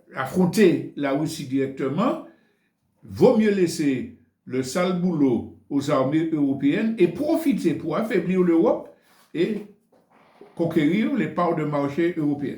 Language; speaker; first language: French; native; French